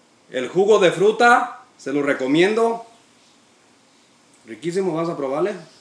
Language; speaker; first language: Spanish; native; Spanish